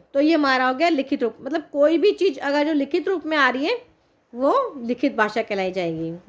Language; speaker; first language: Hindi; native; Hindi